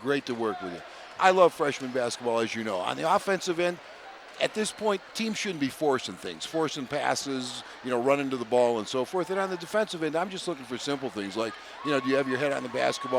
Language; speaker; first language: English; native; English